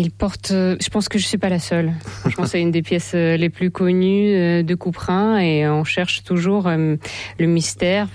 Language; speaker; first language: French; non-native, fluent; Ukrainian